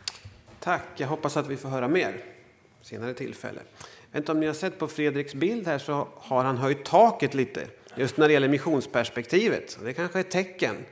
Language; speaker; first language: Swedish; native; Swedish